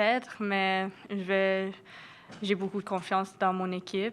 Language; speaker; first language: French; non-native, local second language; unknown